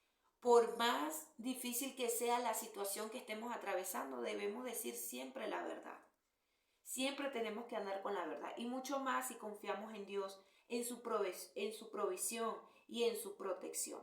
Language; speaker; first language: Spanish; native; Spanish